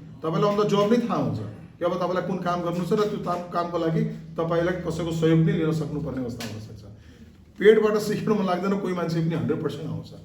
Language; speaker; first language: Nepali; non-native, local second language; Marwari